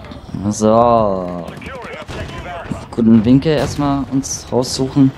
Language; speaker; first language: German; native; German